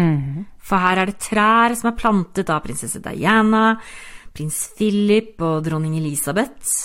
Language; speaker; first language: Norwegian; native; Norwegian